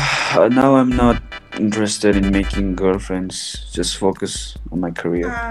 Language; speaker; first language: English; non-native, learner; Korean